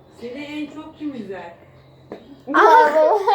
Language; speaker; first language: Turkish; native; Turkish